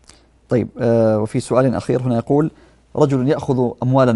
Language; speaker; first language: Arabic; native; Arabic